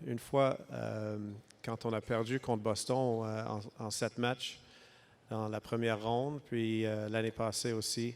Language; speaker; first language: French; non-native, local second language; English